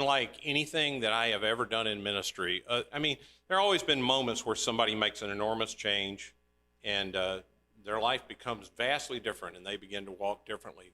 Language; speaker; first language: English; native; English